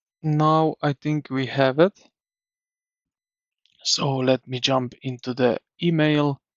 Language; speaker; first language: English; non-native, fluent; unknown